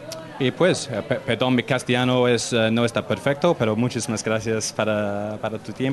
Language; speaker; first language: Spanish; non-native, learner; English